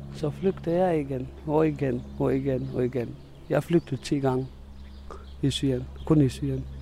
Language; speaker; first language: Danish; non-native, fluent; Arabic